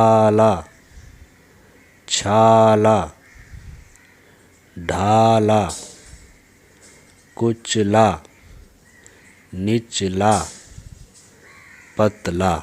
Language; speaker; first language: Urdu; native; Urdu